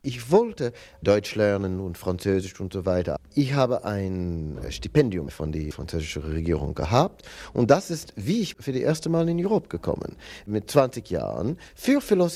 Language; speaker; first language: German; non-native, fluent; English